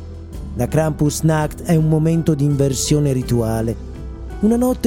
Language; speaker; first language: Italian; native; Italian